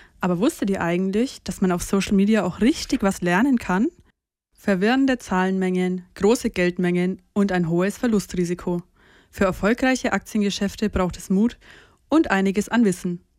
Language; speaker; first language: German; native; German